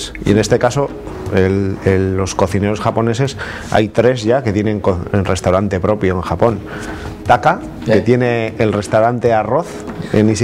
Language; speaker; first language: Spanish; native; Spanish